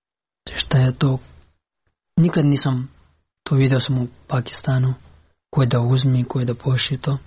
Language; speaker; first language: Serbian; non-native, learner; Pashto